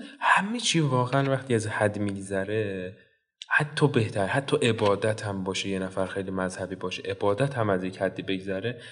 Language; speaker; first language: Persian; native; Persian